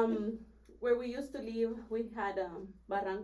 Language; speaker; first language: English; non-native, fluent; Spanish